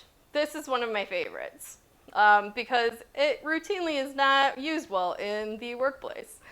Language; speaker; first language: English; native; English